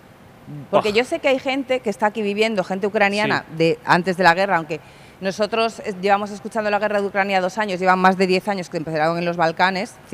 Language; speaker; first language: Spanish; native; Spanish